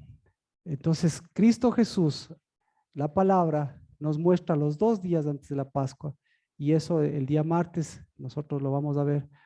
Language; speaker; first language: Spanish; native; Spanish